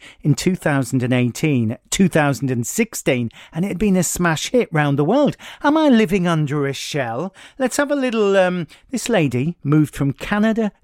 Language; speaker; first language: English; native; English